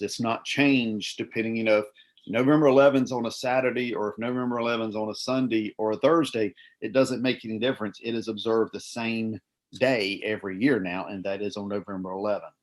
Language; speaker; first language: English; native; English